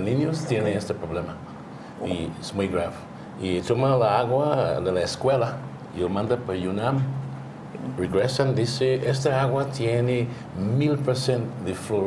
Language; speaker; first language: Spanish; non-native, learner; English